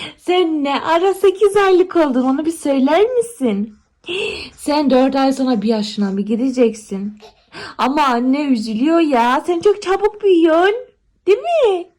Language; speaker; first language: Turkish; early bilingual, heritage; Turkish